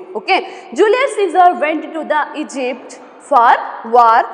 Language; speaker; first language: English; non-native, local second language; Kannada